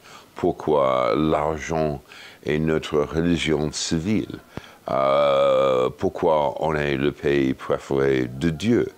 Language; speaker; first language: French; non-native, fluent; English